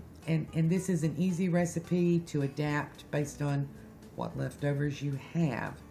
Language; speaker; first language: English; native; English